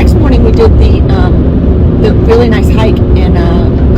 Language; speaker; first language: English; native; English